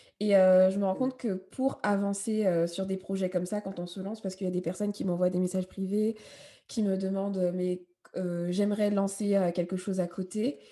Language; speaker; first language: French; native; French